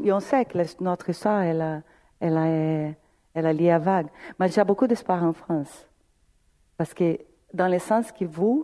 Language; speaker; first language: French; non-native, fluent; Portuguese